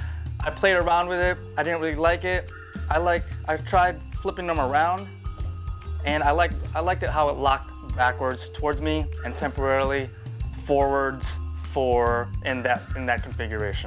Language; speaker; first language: English; native; English